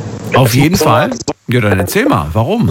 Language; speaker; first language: German; native; German